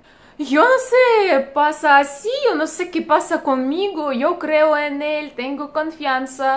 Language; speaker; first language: Spanish; non-native, learner; Russian